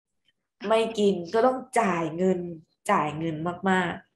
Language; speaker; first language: Thai; native; Thai